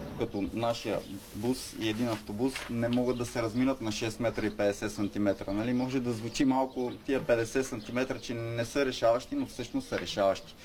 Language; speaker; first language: Bulgarian; native; Bulgarian